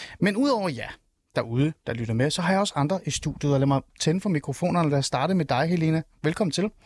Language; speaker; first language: Danish; early bilingual, other home language; Somali